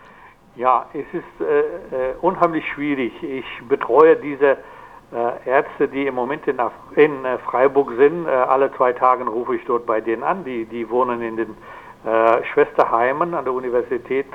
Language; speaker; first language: German; non-native, fluent; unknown